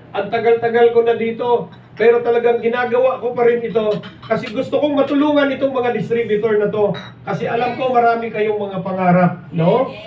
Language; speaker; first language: Filipino; non-native, local second language; Cebuano